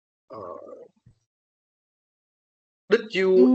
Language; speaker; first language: English; non-native, learner; Vietnamese